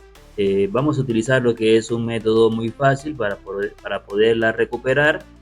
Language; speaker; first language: Spanish; native; Spanish